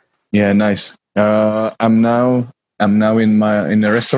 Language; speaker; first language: English; non-native, learner; Czech